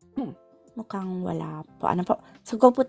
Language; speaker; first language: Filipino; native; Filipino